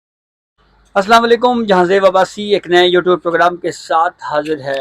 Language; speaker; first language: Urdu; non-native, local second language; Punjabi